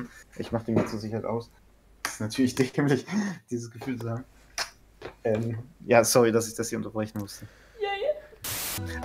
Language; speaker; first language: German; native; German